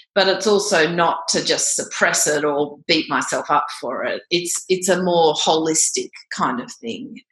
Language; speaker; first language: English; native; English